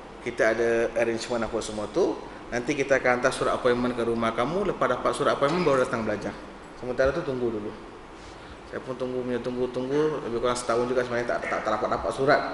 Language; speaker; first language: Malay; non-native, local second language; Tamil